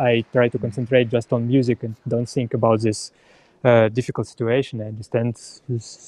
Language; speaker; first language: English; non-native, learner; Russian